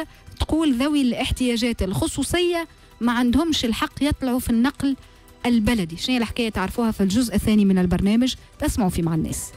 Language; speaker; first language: Arabic; native; Arabic